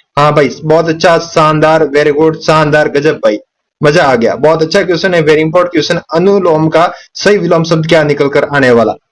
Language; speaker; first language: Hindi; native; Hindi